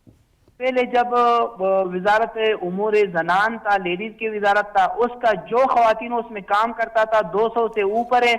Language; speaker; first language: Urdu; non-native, learner; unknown